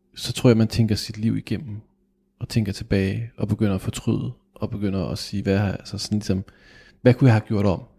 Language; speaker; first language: Danish; native; Danish